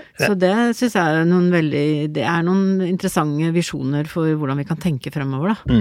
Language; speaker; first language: Norwegian; native; Norwegian